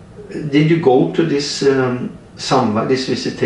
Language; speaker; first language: English; non-native, fluent; Norwegian